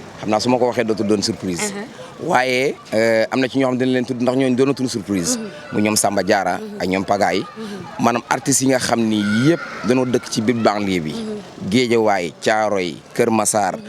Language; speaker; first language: Wolof; native; Wolof